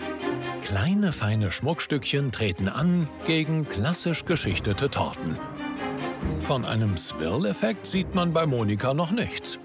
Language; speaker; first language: German; native; German